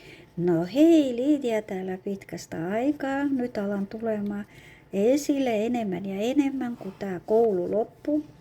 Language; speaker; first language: Finnish; non-native, fluent; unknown